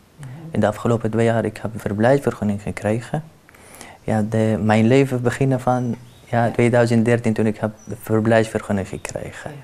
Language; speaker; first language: Dutch; non-native, learner; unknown